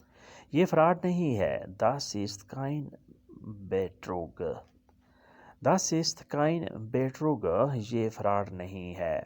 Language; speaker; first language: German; non-native, learner; Urdu